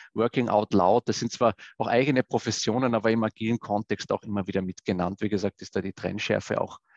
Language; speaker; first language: German; native; German